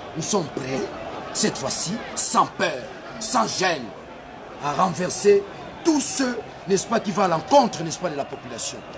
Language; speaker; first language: French; non-native, local second language; Lingala